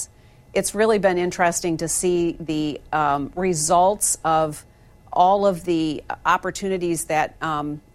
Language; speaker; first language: English; native; English